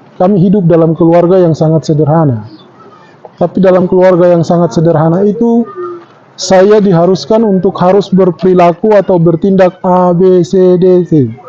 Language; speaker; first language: Indonesian; native; Indonesian